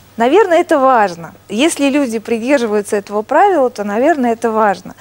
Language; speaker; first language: Russian; native; Russian